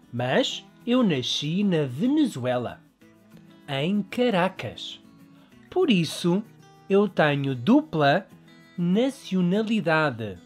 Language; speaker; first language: Portuguese; early bilingual, other home language; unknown